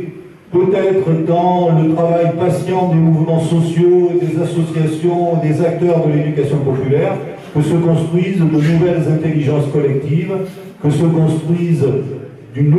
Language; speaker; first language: French; native; French